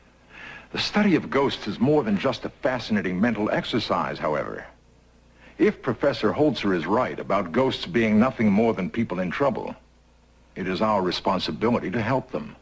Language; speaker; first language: English; native; English